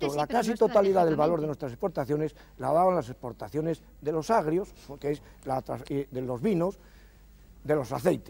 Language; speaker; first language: Spanish; native; Spanish